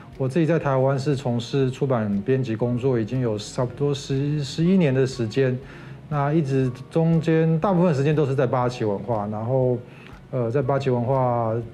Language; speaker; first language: Chinese; native; Chinese